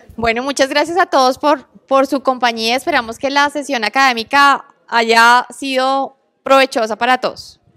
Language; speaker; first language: Spanish; native; Spanish